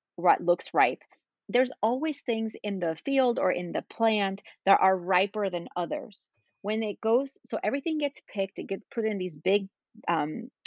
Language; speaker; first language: English; non-native, fluent; Spanish